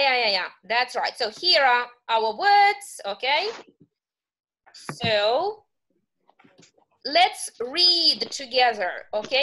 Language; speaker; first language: English; non-native, fluent; Russian